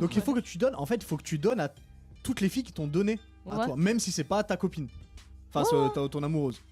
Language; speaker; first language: French; native; French